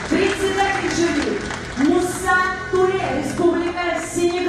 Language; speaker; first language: Russian; native; Russian